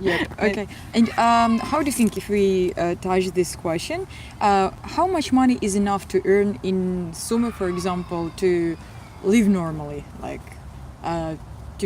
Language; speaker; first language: English; non-native, fluent; Russian